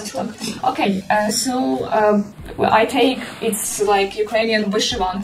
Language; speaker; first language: English; non-native, learner; Ukrainian